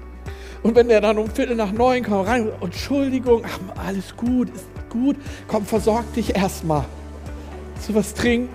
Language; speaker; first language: German; native; German